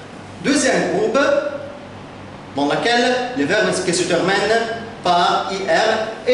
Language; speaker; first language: French; non-native, fluent; Arabic